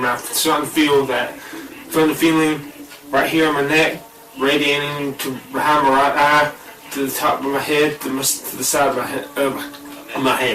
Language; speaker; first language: English; native; English